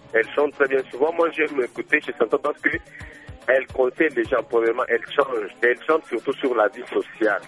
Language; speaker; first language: French; non-native, local second language; Luba-Lulua